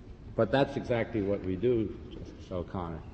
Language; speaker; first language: English; native; English